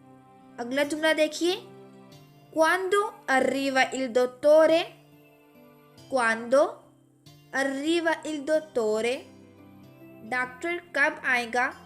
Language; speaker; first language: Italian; non-native, fluent; Urdu